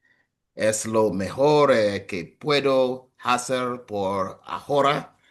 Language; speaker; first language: Spanish; non-native, learner; English